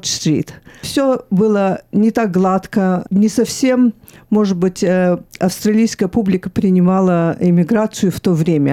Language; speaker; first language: Russian; early bilingual, heritage; Russian